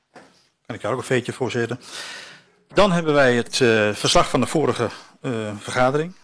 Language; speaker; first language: Dutch; native; Dutch